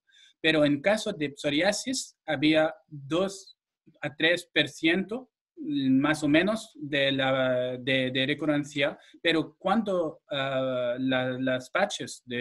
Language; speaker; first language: Spanish; non-native, fluent; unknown